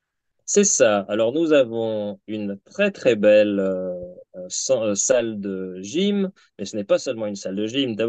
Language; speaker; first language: French; native; French